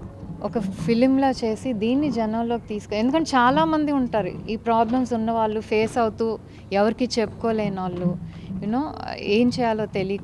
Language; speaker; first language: Telugu; native; Telugu